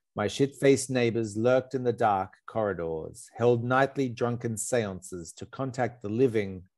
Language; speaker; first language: English; native; English